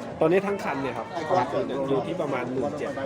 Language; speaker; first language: Thai; native; Thai